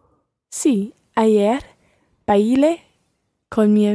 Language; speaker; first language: Spanish; non-native, learner; English